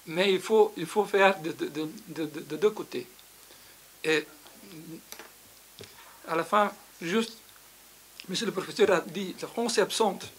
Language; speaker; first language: French; non-native, fluent; Slovenian